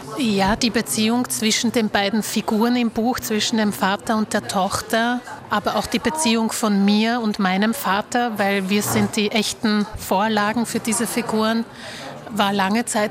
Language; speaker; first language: German; early bilingual, other home language; Slovak